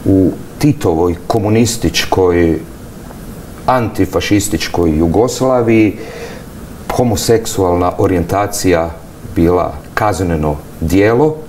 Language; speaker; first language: Croatian; native; Croatian